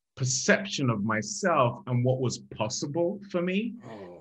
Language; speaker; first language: English; native; English